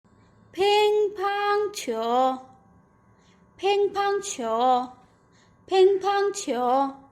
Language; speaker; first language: Chinese; non-native, fluent; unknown